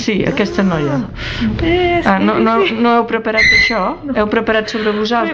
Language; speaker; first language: Catalan; native; Catalan